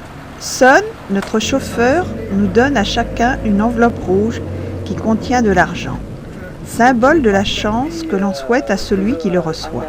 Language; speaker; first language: French; native; French